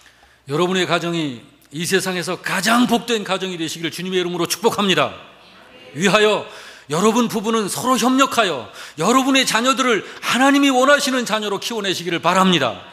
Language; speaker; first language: Korean; native; Korean